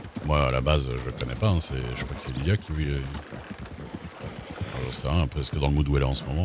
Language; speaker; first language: French; native; French